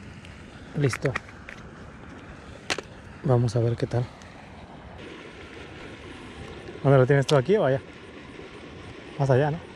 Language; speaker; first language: Spanish; native; Spanish